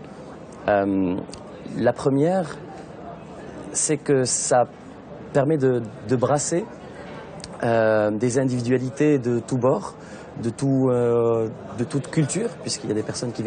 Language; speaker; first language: French; non-native, local second language; Arabic